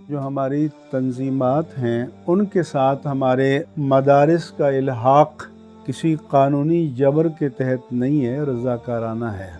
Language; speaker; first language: Urdu; non-native, local second language; Northern Hindko